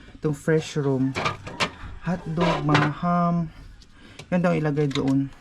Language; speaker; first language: Filipino; non-native, local second language; Cebuano